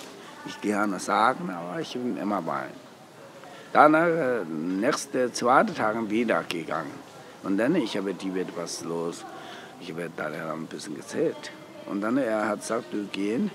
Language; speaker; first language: German; non-native, learner; Tibetan